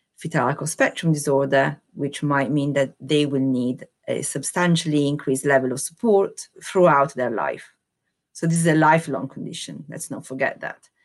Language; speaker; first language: English; non-native, fluent; Italian